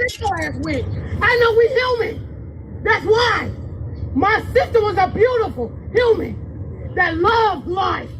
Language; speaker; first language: English; native; English